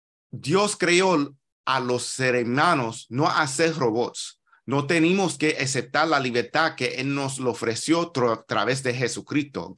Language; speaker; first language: Spanish; non-native, learner; English